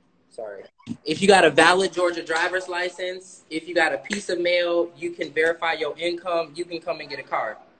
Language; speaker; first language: English; native; English